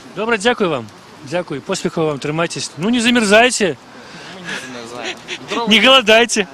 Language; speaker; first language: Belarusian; non-native, local second language; Russian